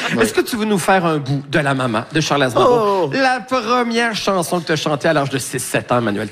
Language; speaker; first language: French; native; French